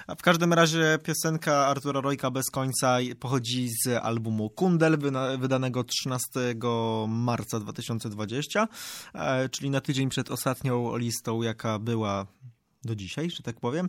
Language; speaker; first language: Polish; native; Polish